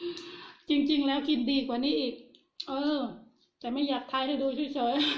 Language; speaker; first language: Thai; non-native, local second language; Northeastern Thai